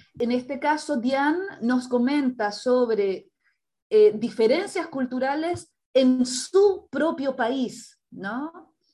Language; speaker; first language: Spanish; native; Spanish